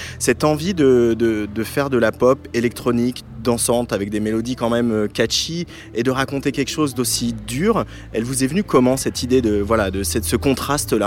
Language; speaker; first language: French; native; French